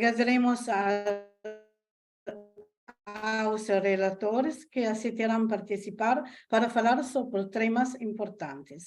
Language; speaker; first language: Portuguese; non-native, learner; Italian